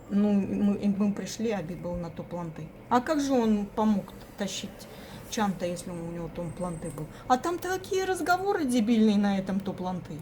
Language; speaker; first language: Russian; native; Russian